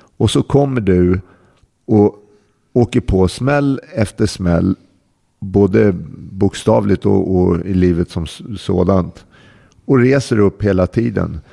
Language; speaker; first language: Swedish; native; Swedish